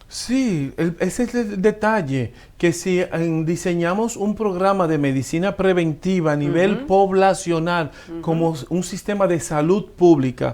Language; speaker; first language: Spanish; native; Spanish